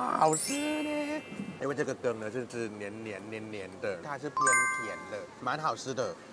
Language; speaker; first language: Chinese; non-native, fluent; Thai